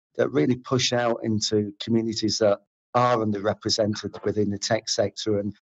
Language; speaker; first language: English; native; English